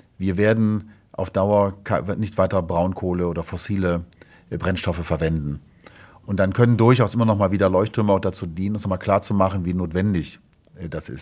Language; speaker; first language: German; native; German